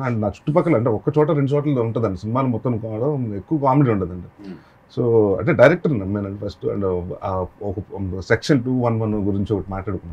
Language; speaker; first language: Telugu; native; Telugu